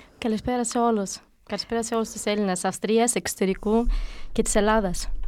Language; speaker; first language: Greek; early bilingual, other home language; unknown